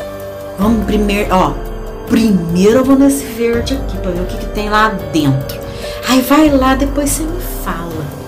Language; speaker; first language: Portuguese; native; Portuguese